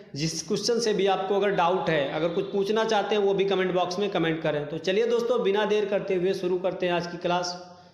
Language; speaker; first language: Hindi; native; Hindi